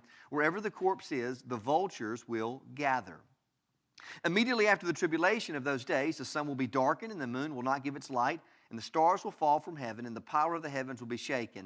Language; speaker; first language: English; native; English